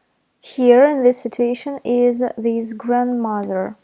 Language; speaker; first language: English; non-native, fluent; Russian